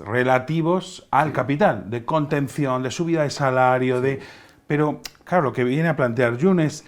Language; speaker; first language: Spanish; native; Spanish